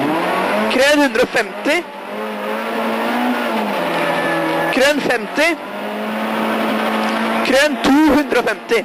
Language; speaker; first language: Norwegian; native; Norwegian